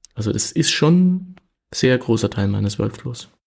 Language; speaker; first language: German; native; German